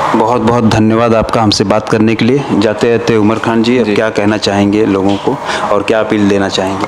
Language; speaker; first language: Hindi; native; Hindi